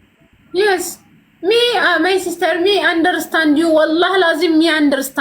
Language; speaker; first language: English; non-native, learner; Amharic